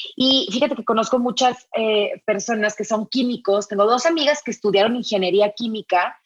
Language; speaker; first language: Spanish; native; Spanish